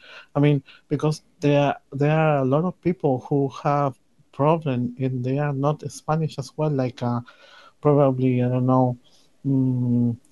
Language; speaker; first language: English; non-native, learner; Spanish